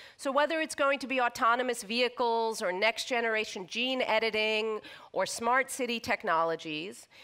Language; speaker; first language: English; native; English